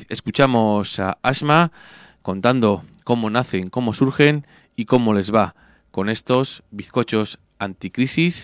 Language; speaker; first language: Spanish; native; Spanish